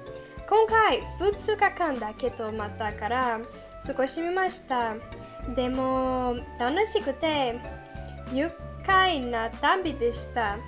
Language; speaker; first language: Japanese; non-native, learner; Portuguese